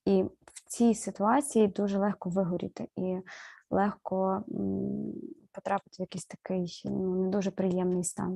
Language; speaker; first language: Ukrainian; native; Ukrainian